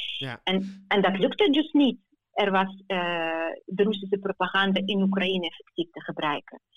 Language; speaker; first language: Dutch; non-native, fluent; Ukrainian